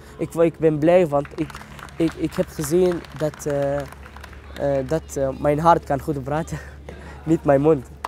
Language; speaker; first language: Dutch; non-native, learner; Arabic